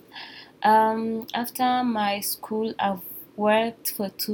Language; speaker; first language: English; non-native, local second language; Kinyarwanda